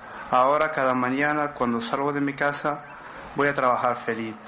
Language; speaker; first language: Spanish; non-native, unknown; Arabic